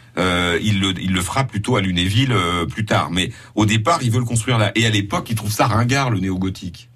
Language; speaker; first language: French; native; French